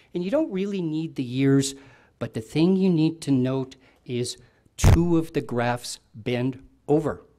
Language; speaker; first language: English; native; English